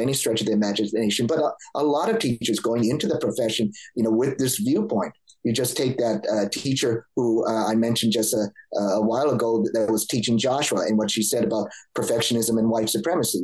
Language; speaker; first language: English; native; English